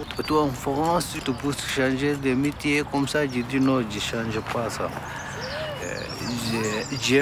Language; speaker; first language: French; non-native, learner; Arabic